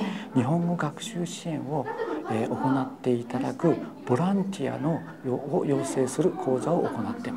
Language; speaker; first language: Japanese; native; Japanese